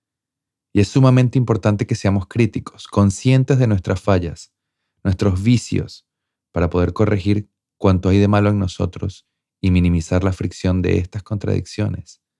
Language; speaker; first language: Spanish; native; Spanish